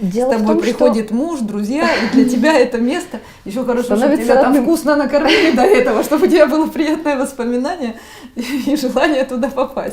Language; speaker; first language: Russian; native; Russian